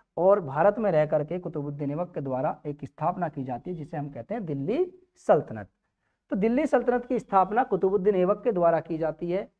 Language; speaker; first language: Hindi; native; Hindi